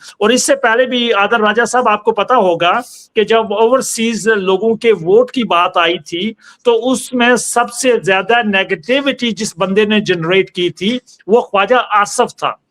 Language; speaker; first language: Urdu; non-native, local second language; Punjabi